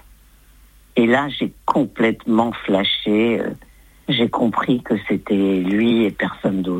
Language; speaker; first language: French; native; French